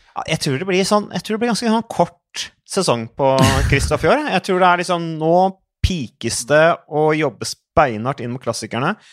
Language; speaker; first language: Norwegian; native; Norwegian